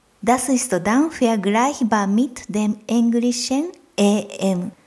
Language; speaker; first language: German; non-native, fluent; Japanese